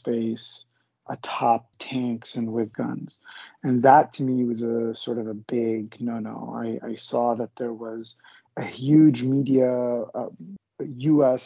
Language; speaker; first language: English; native; English